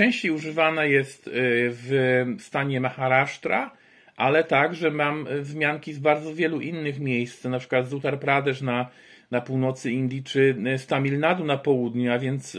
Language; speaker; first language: Polish; native; Polish